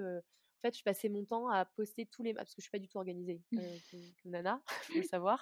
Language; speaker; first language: French; native; French